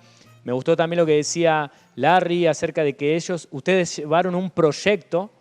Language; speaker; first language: Spanish; native; Spanish